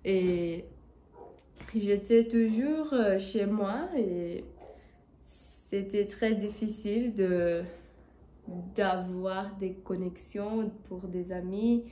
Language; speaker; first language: French; non-native, learner; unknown